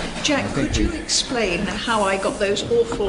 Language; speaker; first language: English; native; English